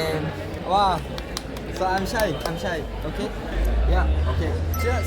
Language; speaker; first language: English; non-native, learner; Korean